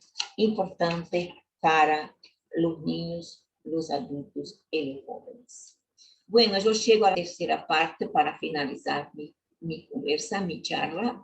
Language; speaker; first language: Spanish; non-native, learner; Portuguese